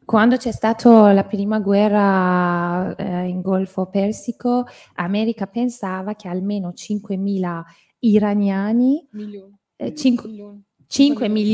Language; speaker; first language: Italian; non-native, fluent; Persian